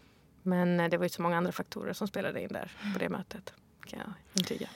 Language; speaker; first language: Swedish; early bilingual, other home language; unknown